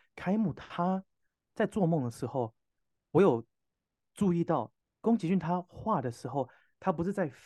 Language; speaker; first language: Chinese; non-native, fluent; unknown